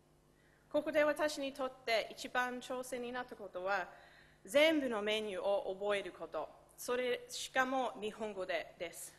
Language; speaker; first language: Japanese; non-native, fluent; English